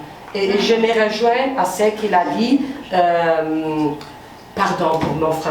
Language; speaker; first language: French; non-native, fluent; Italian